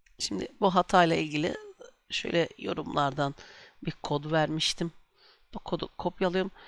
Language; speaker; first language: Turkish; native; Turkish